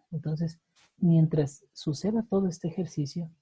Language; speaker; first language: Spanish; native; Spanish